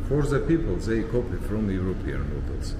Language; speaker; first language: English; non-native, learner; Georgian